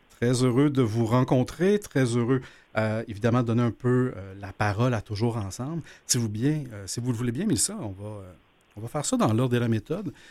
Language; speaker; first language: French; native; French